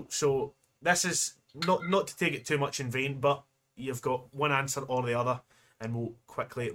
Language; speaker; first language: English; native; English